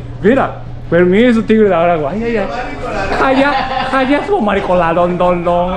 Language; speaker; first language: Spanish; non-native, learner; Japanese